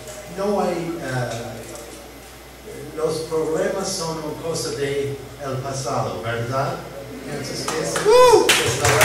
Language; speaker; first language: Spanish; non-native, learner; English